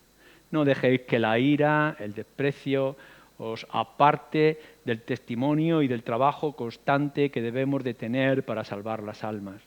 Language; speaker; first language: Spanish; native; Spanish